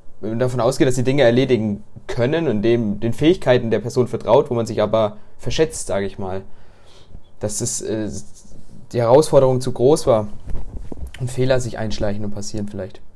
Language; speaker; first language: German; native; German